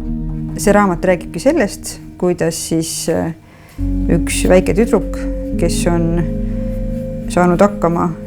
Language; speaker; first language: Estonian; native; Estonian